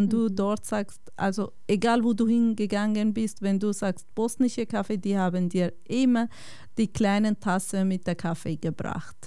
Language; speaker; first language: German; non-native, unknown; Kurdish